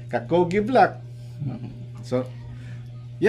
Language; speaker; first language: Filipino; non-native, local second language; Cebuano